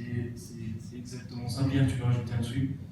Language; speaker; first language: French; native; French